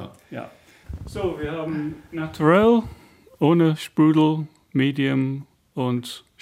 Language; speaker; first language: German; non-native, fluent; English